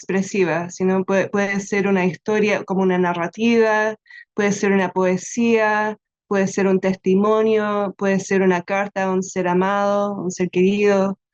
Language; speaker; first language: Spanish; non-native, fluent; English